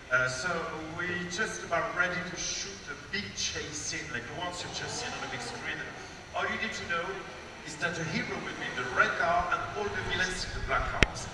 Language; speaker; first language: English; non-native, fluent; French